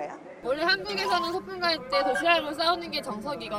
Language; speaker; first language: Korean; native; Korean